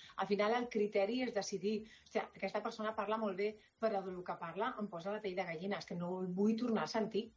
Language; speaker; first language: Catalan; non-native, local second language; Spanish